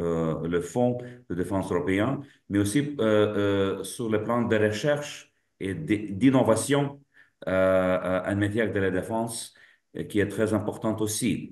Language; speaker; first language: French; non-native, fluent; Lithuanian